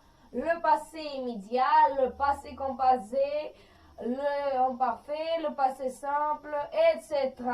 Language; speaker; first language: French; non-native, fluent; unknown